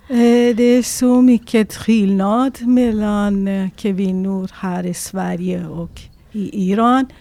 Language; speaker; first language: Swedish; non-native, learner; Persian